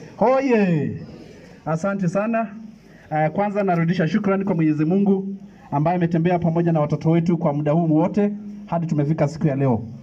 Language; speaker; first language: Swahili; non-native, local second language; Luyia